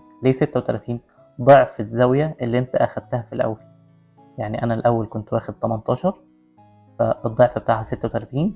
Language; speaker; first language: Arabic; native; Arabic